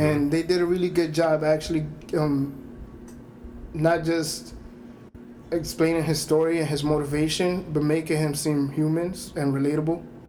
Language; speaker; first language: English; early bilingual, other home language; Spanish